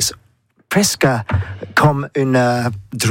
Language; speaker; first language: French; non-native, learner; English